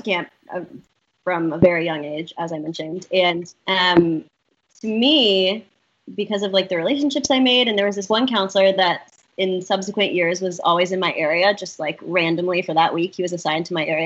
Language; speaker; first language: English; native; English